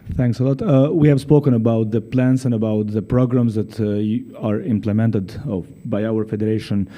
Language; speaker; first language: English; non-native, fluent; Albanian